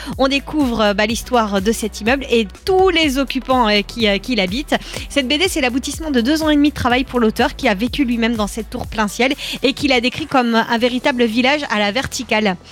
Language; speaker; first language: French; native; French